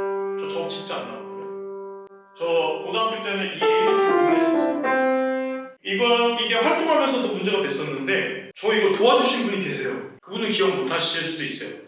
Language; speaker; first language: Korean; native; Korean